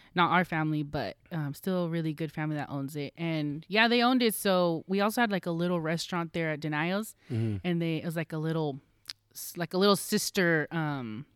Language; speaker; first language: English; native; English